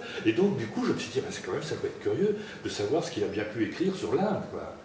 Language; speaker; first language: French; native; French